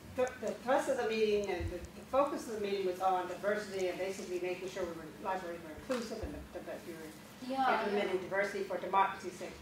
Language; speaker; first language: English; native; English